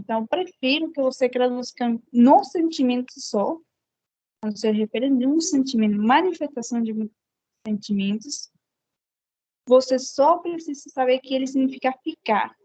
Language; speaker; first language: Portuguese; non-native, fluent; Spanish